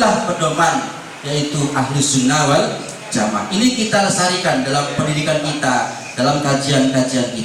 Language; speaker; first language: Indonesian; native; Indonesian